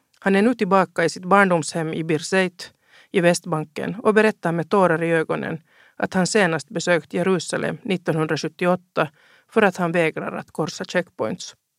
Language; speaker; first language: Swedish; native; Swedish